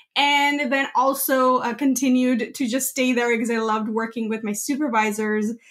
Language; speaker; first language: English; non-native, local second language; Gujarati